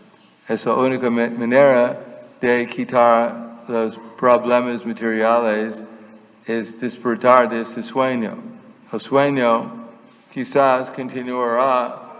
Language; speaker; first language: Spanish; non-native, fluent; English